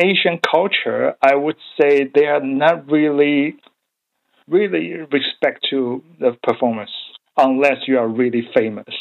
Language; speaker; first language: English; non-native, learner; Chinese